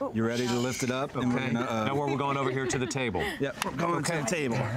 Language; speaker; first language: English; native; English